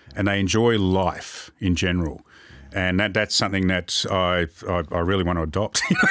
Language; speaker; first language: English; native; English